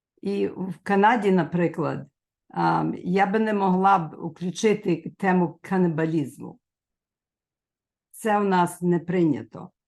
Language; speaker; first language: Ukrainian; early bilingual, heritage; Ukrainian